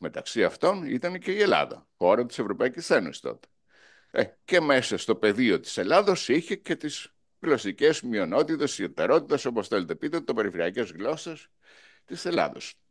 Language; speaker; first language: Greek; non-native, local second language; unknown